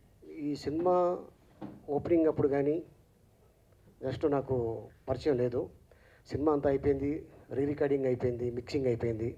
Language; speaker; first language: Telugu; native; Telugu